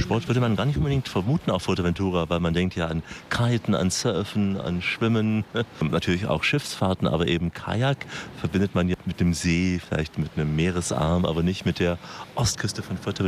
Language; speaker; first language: German; native; German